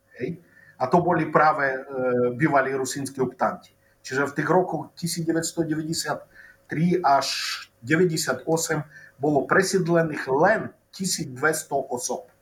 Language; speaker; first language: Slovak; non-native, local second language; Rusyn